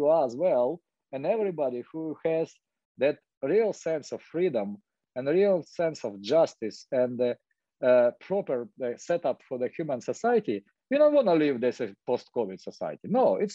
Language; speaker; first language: English; non-native, fluent; Ukrainian